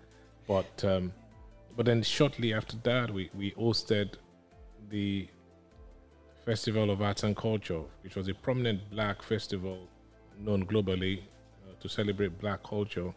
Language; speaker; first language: English; non-native, local second language; Yoruba